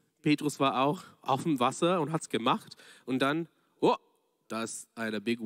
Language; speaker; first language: German; non-native, fluent; English